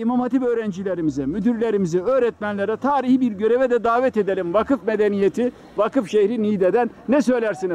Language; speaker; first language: Turkish; native; Turkish